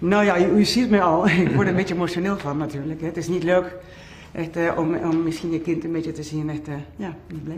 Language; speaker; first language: Dutch; non-native, local second language; Papiamento